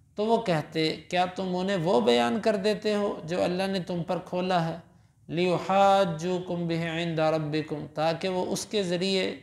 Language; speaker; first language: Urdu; non-native, local second language; Punjabi